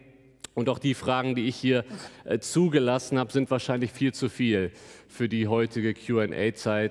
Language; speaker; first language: German; native; German